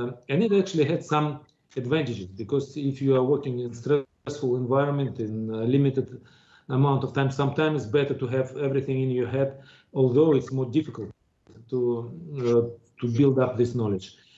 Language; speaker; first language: English; non-native, fluent; Russian